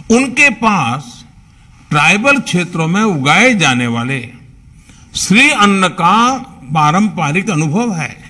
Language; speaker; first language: Hindi; non-native, local second language; Gujarati